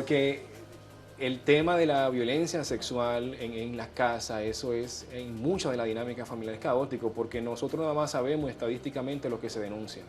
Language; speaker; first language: Spanish; native; Spanish